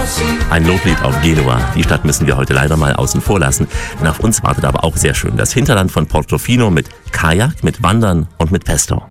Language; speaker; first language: German; native; German